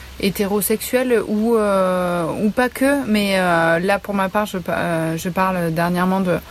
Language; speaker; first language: French; native; French